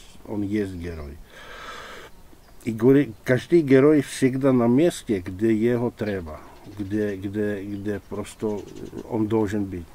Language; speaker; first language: Russian; non-native, fluent; Czech